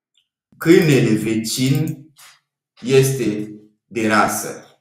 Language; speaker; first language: Romanian; non-native, fluent; French